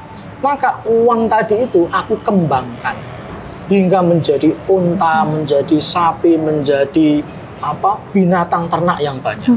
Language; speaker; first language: Indonesian; native; Indonesian